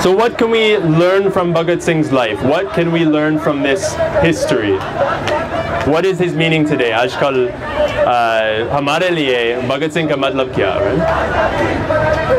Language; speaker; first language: English; native; English